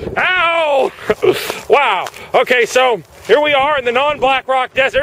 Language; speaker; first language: English; native; English